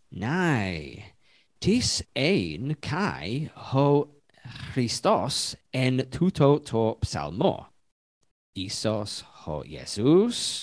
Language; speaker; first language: Greek; non-native, fluent; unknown